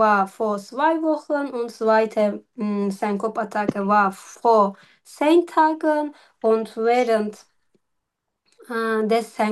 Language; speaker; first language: German; non-native, learner; Turkish